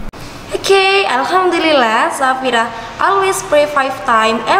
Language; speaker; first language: English; non-native, learner; Indonesian